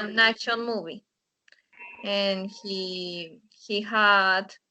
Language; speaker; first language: English; non-native, learner; Spanish